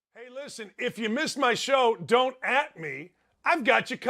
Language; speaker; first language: English; native; English